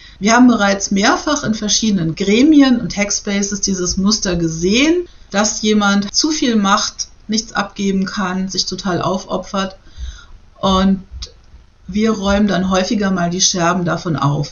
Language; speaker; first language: German; native; German